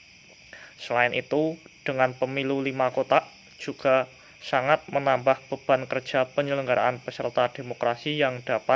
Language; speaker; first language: Indonesian; native; Indonesian